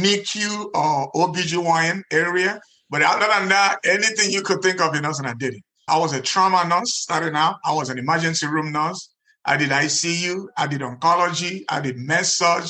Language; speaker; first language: English; non-native, local second language; Igbo